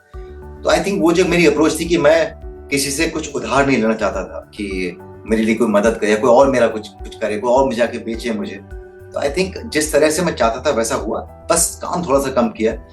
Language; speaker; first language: Hindi; native; Hindi